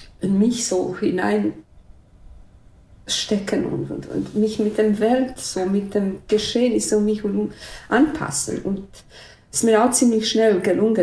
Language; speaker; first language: German; non-native, fluent; Bosnian